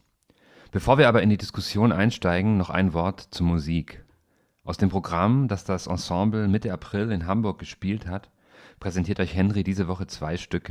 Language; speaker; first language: German; native; German